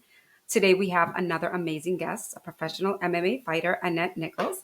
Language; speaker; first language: English; native; English